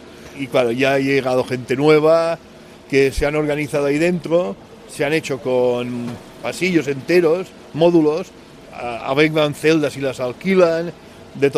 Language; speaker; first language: Spanish; native; Spanish